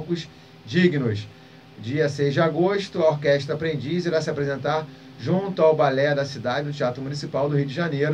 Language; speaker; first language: Portuguese; native; Portuguese